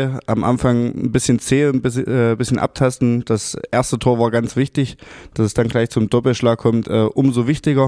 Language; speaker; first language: German; native; German